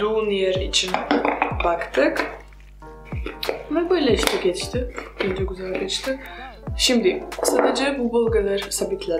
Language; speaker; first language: Turkish; non-native, fluent; Polish